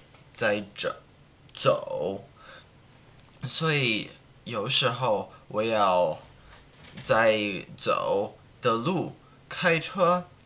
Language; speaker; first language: Chinese; non-native, learner; English